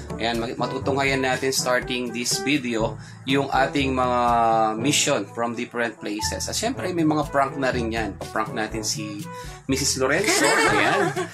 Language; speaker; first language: Filipino; non-native, local second language; Pampanga